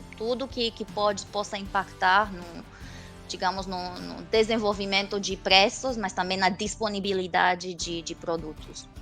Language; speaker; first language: Portuguese; non-native, fluent; Romanian